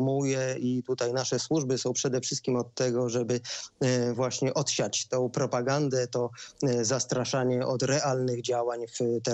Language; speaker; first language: Polish; native; Polish